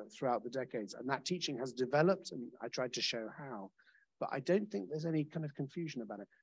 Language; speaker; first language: English; native; English